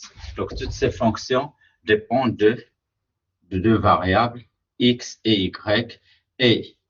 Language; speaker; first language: French; non-native, local second language; Arabic